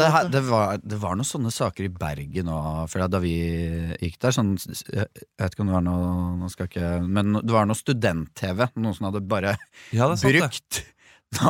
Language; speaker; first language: Norwegian; native; Norwegian